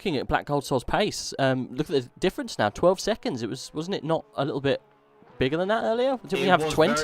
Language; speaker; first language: English; native; English